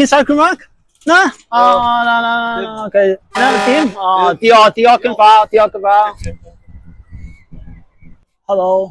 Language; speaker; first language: Welsh; non-native, learner; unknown